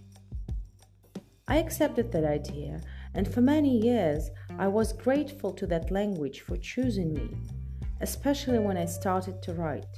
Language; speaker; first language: English; non-native, fluent; Russian